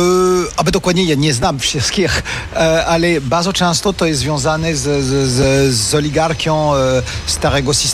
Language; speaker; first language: Polish; non-native, fluent; French